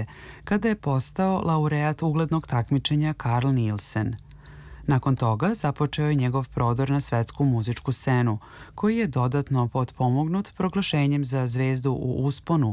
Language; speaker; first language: Serbian; native; Serbian